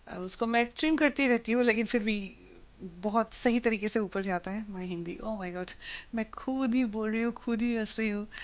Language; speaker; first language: Hindi; non-native, local second language; Assamese